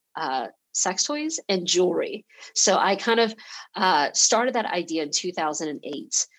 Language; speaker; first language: English; early bilingual, other home language; Chinese